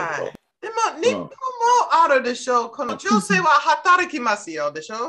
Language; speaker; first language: Japanese; non-native, learner; English